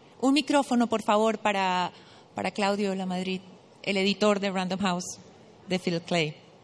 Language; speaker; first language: Spanish; native; Spanish